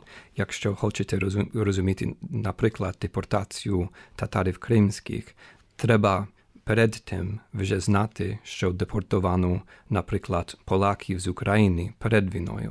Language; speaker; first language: Ukrainian; non-native, fluent; English